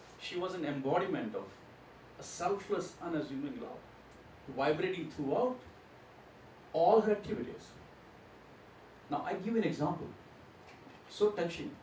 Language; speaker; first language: English; non-native, local second language; Gujarati